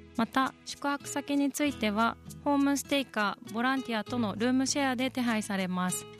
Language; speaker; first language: Japanese; native; Japanese